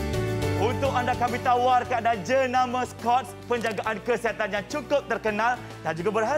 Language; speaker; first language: Malay; native; Malay